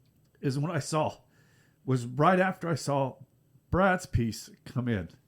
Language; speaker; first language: English; native; English